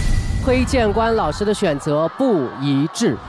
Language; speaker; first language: Chinese; native; Chinese